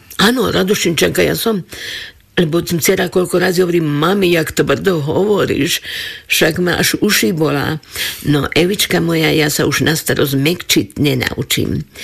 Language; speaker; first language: Slovak; native; Slovak